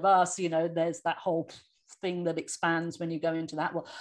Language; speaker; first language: English; native; English